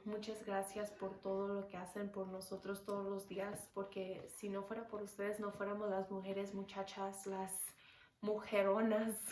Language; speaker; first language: Spanish; early bilingual, heritage; Spanish